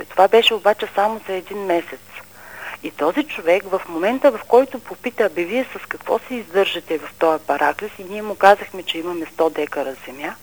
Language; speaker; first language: Bulgarian; native; Bulgarian